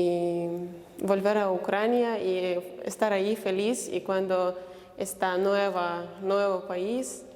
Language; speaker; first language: Spanish; non-native, learner; Ukrainian